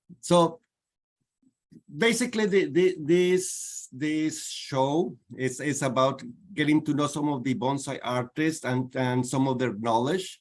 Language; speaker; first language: English; non-native, fluent; Spanish